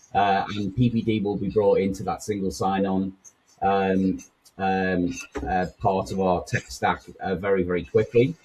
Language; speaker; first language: English; native; English